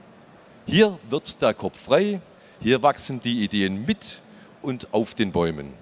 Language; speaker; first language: German; native; German